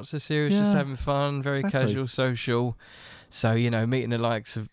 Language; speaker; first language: English; native; English